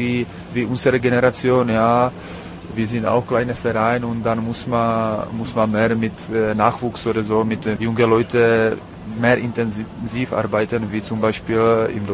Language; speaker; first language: German; non-native, fluent; Czech